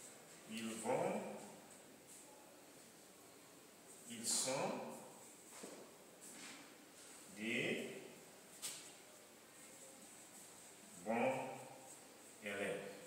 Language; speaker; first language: French; non-native, fluent; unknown